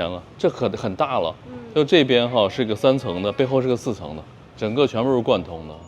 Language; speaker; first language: Chinese; native; Chinese